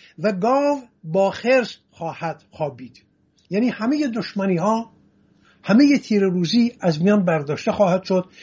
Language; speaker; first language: Persian; non-native, local second language; Assyrian Neo-Aramaic